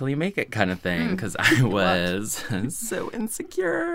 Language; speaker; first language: English; native; English